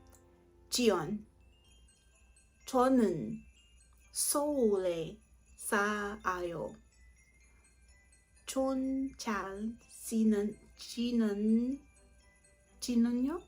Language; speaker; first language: Korean; non-native, learner; English